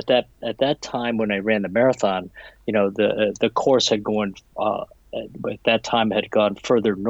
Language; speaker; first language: English; native; English